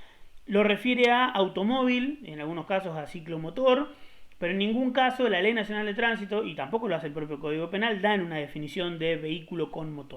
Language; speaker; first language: Spanish; native; Spanish